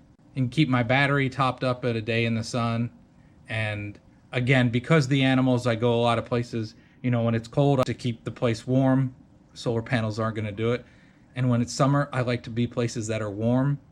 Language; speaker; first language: English; native; English